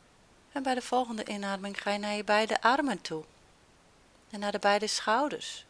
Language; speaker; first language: Dutch; native; Dutch